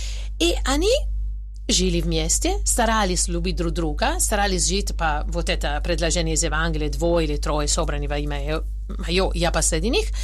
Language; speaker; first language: Russian; non-native, fluent; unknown